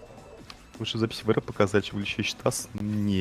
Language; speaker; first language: Russian; native; Russian